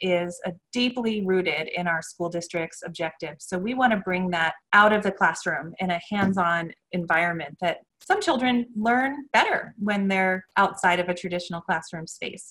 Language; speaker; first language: English; native; English